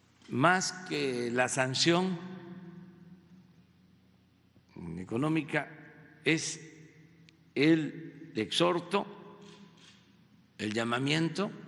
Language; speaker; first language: Spanish; native; Spanish